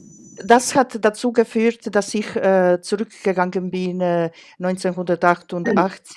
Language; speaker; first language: German; non-native, learner; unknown